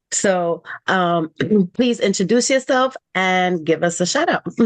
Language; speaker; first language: English; native; English